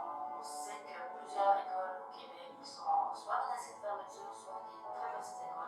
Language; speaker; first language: French; native; French